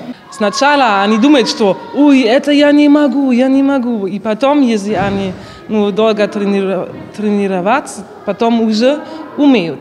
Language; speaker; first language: Russian; non-native, learner; German